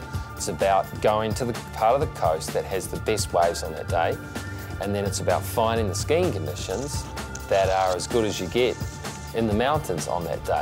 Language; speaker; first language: English; native; English